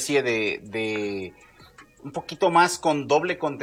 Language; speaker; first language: Spanish; native; Spanish